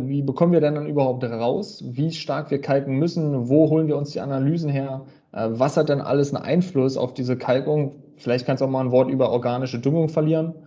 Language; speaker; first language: German; native; German